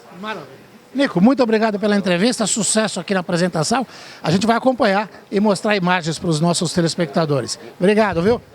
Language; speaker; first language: Portuguese; native; Portuguese